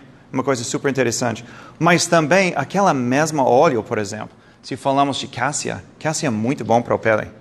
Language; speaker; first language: Portuguese; non-native, fluent; English